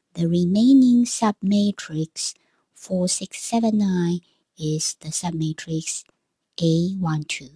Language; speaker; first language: English; non-native, fluent; Chinese